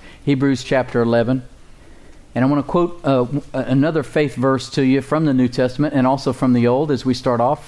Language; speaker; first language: English; native; English